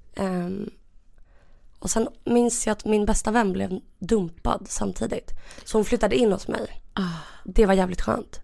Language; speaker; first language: Swedish; early bilingual, other home language; Russian